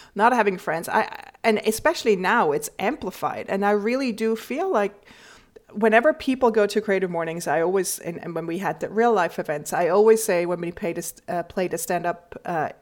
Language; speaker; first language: English; non-native, fluent; German